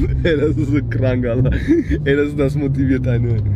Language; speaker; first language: German; early bilingual, other home language; Turkish